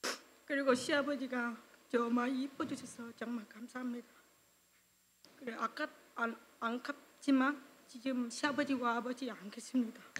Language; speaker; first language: Korean; non-native, learner; Vietnamese